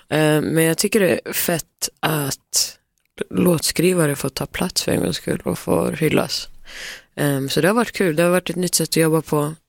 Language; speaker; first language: Swedish; early bilingual, other home language; Somali